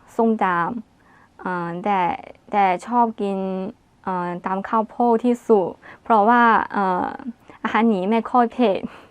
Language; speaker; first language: Thai; non-native, learner; Chinese